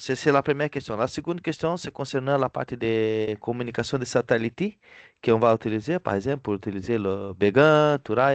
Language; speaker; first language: French; non-native, fluent; Portuguese